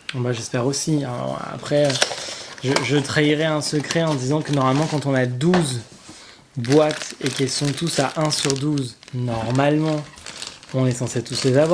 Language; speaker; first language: French; native; French